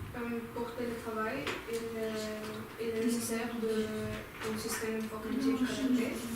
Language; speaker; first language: French; non-native, learner; Ukrainian